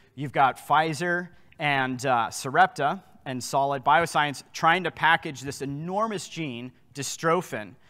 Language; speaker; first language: English; native; English